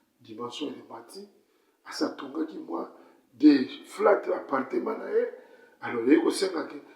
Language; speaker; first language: Lingala; native; Lingala